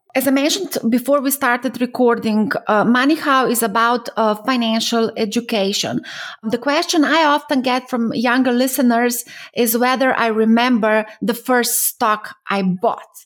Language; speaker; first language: English; non-native, fluent; Slovenian